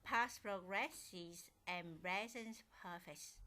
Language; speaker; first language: English; non-native, fluent; Vietnamese